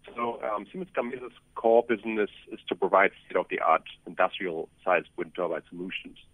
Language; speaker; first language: English; non-native, fluent; German